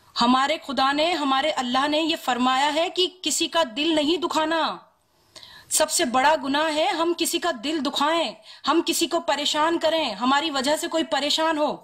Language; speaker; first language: Hindi; native; Hindi